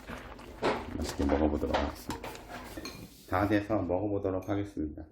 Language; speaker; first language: Korean; native; Korean